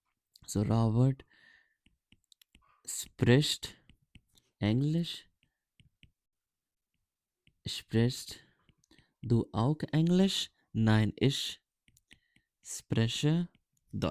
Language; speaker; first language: German; non-native, fluent; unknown